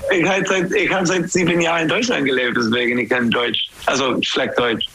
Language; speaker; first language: German; non-native, learner; English